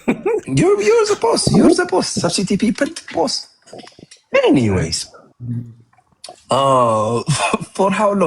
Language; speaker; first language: English; non-native, fluent; Amharic